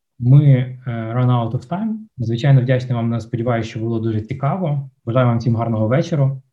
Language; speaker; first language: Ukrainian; non-native, local second language; Russian